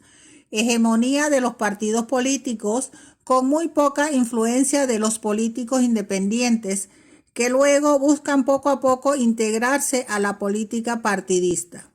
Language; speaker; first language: Spanish; native; Spanish